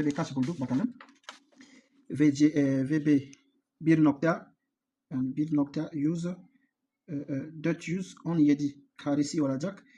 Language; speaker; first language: Turkish; non-native, learner; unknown